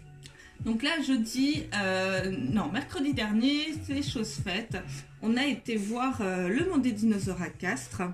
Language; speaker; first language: French; native; French